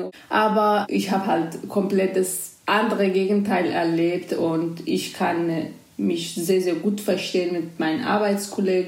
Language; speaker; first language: German; non-native, fluent; Kurdish